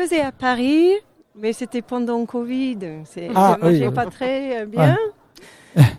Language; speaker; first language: French; non-native, fluent; English